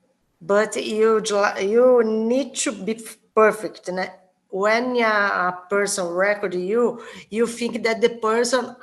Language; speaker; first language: English; non-native, learner; Portuguese